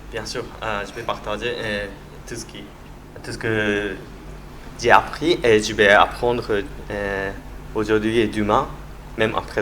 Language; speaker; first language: French; non-native, learner; Japanese